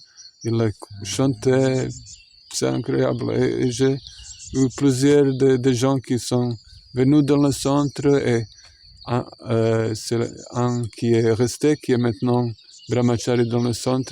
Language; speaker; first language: French; non-native, fluent; Croatian